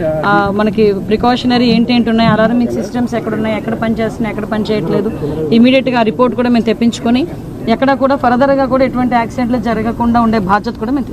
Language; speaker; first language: Telugu; native; Telugu